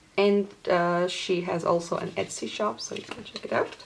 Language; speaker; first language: English; non-native, fluent; Polish